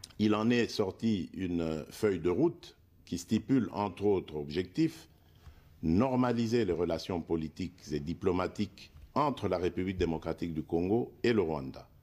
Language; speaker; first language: French; non-native, local second language; Luba-Lulua